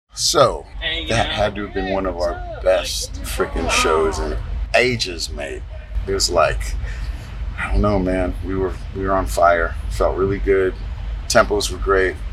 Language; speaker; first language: English; native; English